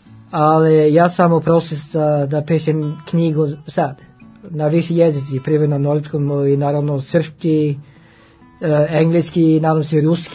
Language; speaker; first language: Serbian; non-native, learner; Norwegian